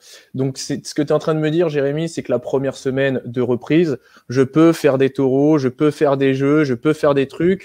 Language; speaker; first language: French; native; French